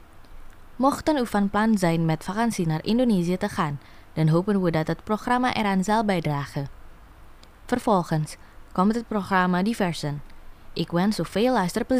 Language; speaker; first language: Dutch; non-native, fluent; Indonesian